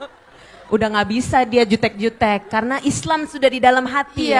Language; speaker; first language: Indonesian; native; Indonesian